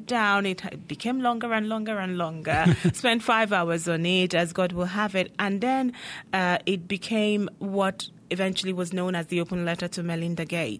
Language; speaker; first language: English; non-native, local second language; Igbo